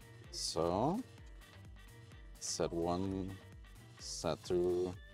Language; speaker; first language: English; non-native, learner; German